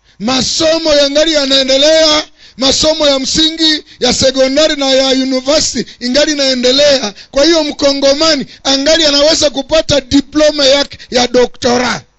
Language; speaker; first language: Swahili; non-native, local second language; Nande